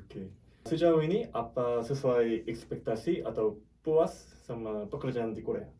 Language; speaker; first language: Indonesian; non-native, fluent; Korean